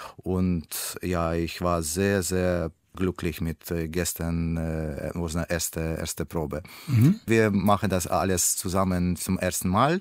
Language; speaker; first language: German; non-native, learner; Russian